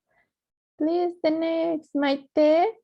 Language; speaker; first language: English; non-native, fluent; Spanish